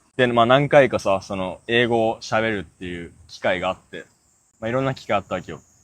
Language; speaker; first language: Japanese; native; Japanese